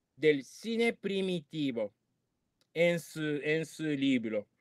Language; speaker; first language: Spanish; non-native, fluent; Japanese